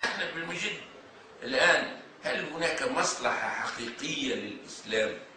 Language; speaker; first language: Arabic; native; Arabic